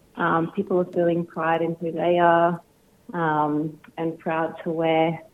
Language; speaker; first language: English; native; English